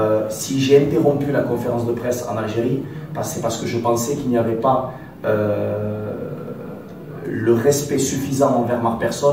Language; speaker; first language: French; native; French